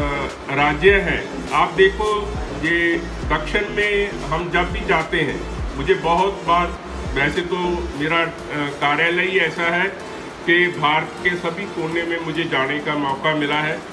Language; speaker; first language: Hindi; non-native, local second language; Punjabi